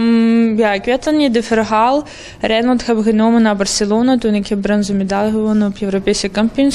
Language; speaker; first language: Dutch; non-native, learner; Russian